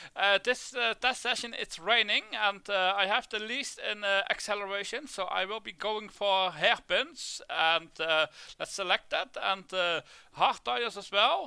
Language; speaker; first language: English; non-native, fluent; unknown